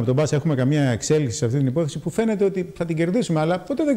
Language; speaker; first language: Greek; native; Greek